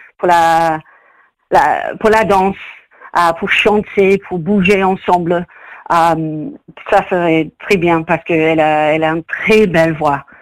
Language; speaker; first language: French; non-native, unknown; English